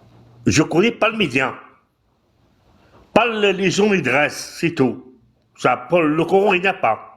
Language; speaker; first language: French; non-native, learner; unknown